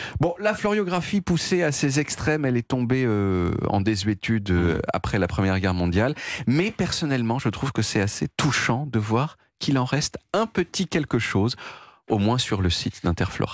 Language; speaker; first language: French; native; French